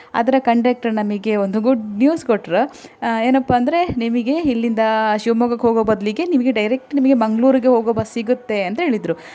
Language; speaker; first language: Kannada; non-native, local second language; Tulu